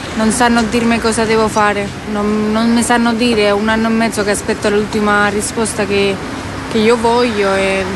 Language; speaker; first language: Italian; non-native, fluent; Spanish